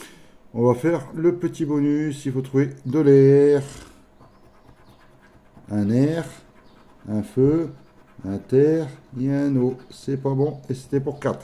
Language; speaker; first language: French; native; French